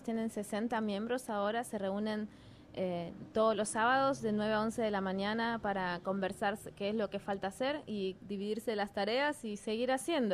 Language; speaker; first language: Spanish; native; Spanish